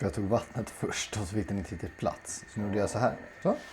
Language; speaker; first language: Swedish; native; Swedish